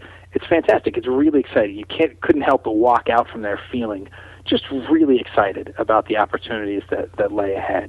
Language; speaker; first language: English; native; English